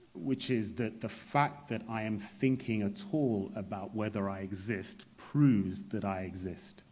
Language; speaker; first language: English; native; English